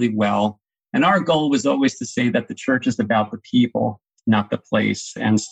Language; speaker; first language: English; native; English